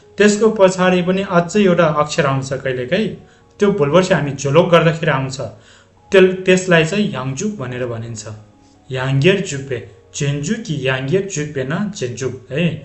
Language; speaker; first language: Nepali; non-native, local second language; Tibetan